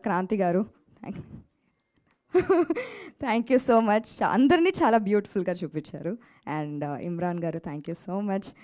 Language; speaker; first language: Telugu; early bilingual, heritage; Telugu